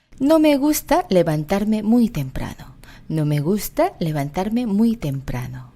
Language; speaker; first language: Spanish; non-native, fluent; Korean